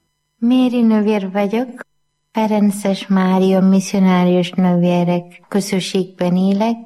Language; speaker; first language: Hungarian; non-native, learner; Malayalam